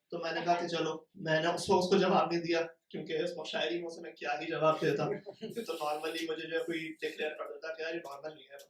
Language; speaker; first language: Urdu; native; Urdu